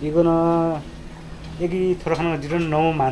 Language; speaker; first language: Korean; non-native, learner; Nepali